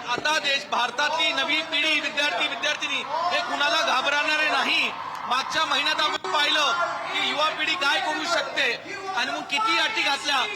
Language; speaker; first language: Marathi; native; Marathi